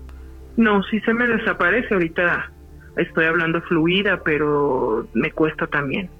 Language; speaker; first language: Spanish; native; Spanish